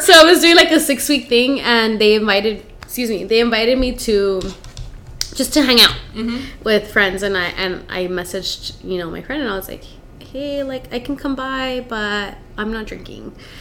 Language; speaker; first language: English; early bilingual, other home language; Spanish